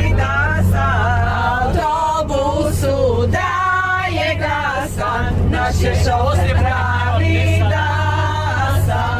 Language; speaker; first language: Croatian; early bilingual, heritage; Croatian